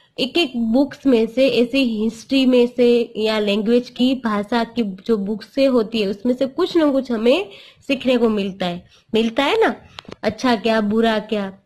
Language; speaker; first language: Hindi; non-native, local second language; Gujarati